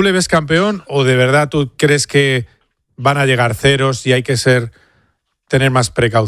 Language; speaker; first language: Spanish; native; Spanish